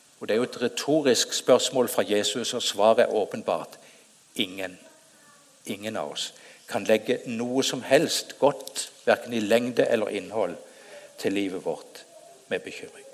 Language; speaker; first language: Norwegian; native; Norwegian